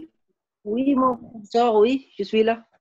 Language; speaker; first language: French; non-native, learner; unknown